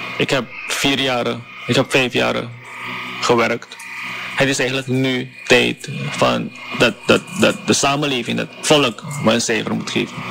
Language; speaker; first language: Dutch; non-native, fluent; Chinese